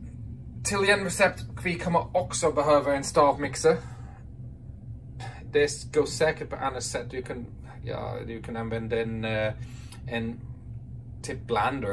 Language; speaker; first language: Swedish; non-native, fluent; English